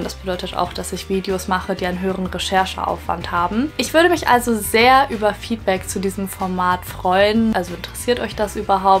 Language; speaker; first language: German; native; German